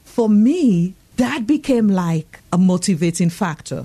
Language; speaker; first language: English; non-native, local second language; Krio